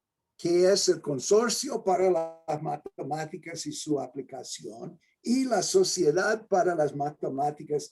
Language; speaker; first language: Spanish; non-native, fluent; English